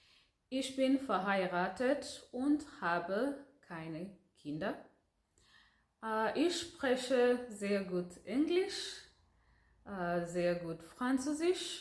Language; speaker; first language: German; non-native, learner; Gusii